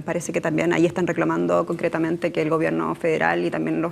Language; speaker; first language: Spanish; native; Spanish